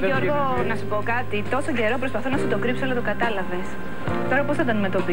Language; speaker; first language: Greek; native; Greek